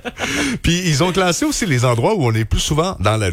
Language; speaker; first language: French; native; French